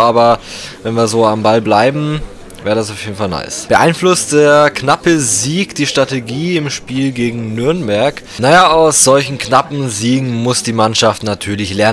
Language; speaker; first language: German; native; German